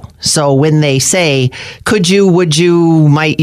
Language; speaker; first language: English; native; English